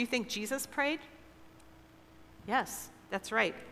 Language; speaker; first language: English; native; English